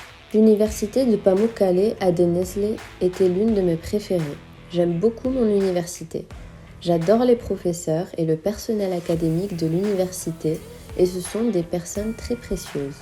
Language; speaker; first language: French; non-native, fluent; Azerbaijani